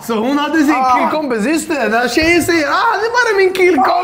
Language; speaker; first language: Swedish; native; Swedish